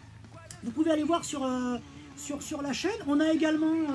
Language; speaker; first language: French; native; French